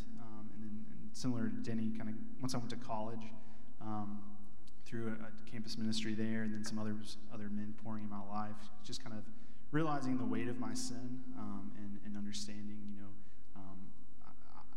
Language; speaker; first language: English; native; English